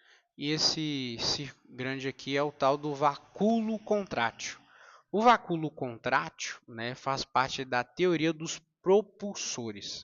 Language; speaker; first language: Portuguese; native; Portuguese